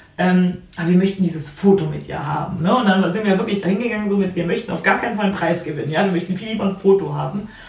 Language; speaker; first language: German; early bilingual, other home language; Polish